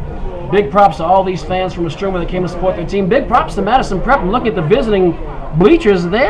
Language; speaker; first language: English; native; English